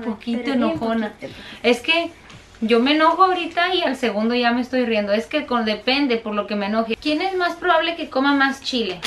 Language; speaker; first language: Spanish; native; Spanish